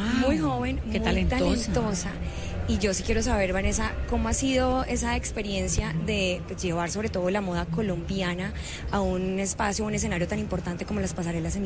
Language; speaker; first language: Spanish; native; Spanish